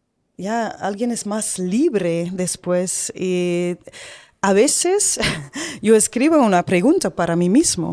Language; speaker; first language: Spanish; non-native, learner; Dutch